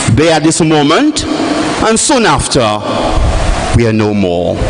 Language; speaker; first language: English; non-native, local second language; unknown